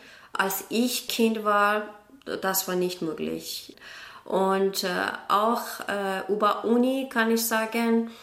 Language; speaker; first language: German; non-native, learner; Persian